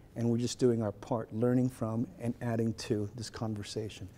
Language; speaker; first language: English; native; English